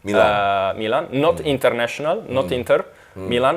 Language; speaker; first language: English; non-native, fluent; Italian